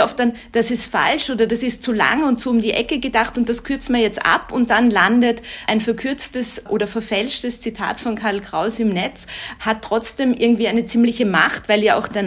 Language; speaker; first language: German; native; German